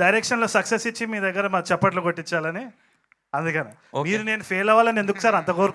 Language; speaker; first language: Telugu; native; Telugu